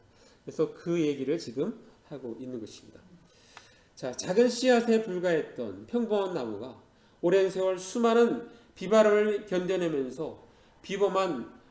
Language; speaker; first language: Korean; native; Korean